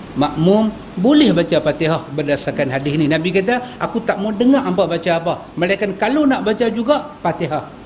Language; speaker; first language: Malay; native; Malay